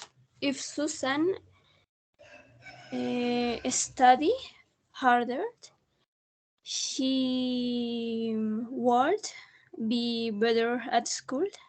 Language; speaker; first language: English; non-native, learner; Spanish